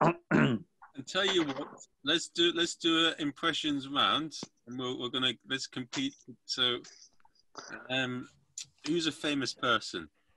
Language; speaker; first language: English; native; English